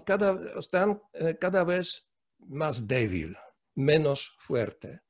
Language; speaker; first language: Spanish; non-native, fluent; Polish